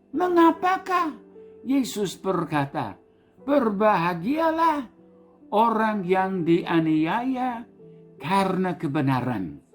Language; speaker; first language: Indonesian; non-native, fluent; English